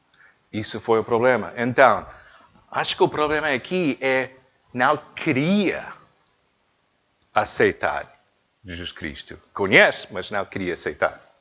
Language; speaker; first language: Portuguese; non-native, learner; English